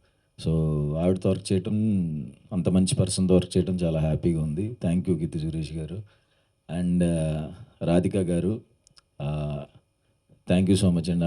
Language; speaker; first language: Telugu; native; Telugu